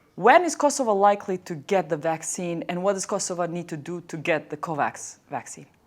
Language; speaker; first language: English; non-native, fluent; Albanian